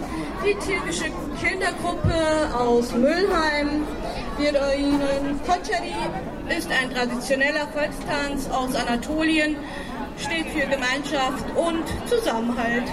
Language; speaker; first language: German; early bilingual, other home language; Turkish